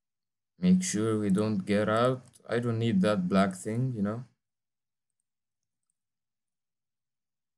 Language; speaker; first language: English; non-native, fluent; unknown